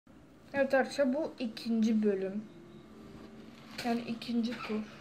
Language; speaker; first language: Turkish; non-native, fluent; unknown